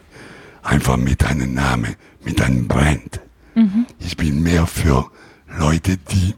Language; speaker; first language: German; non-native, learner; Italian